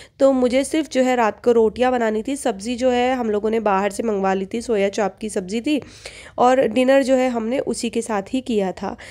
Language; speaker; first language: Hindi; native; Hindi